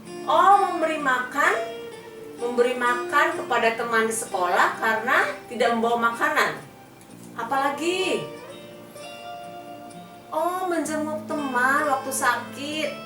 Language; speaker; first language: Indonesian; native; Indonesian